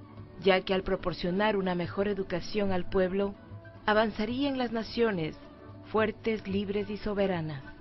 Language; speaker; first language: Spanish; native; Spanish